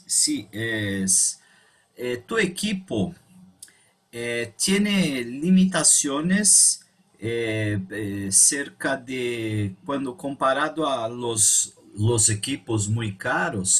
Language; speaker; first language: Spanish; non-native, learner; Portuguese